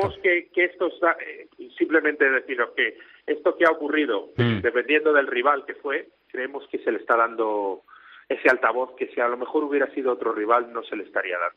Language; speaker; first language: Spanish; native; Spanish